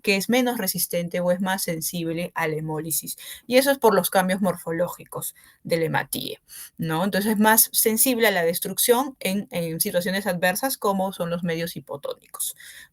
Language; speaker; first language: Spanish; native; Spanish